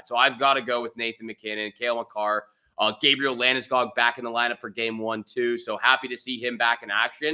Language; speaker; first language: English; native; English